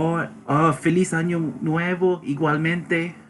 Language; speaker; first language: Spanish; non-native, learner; English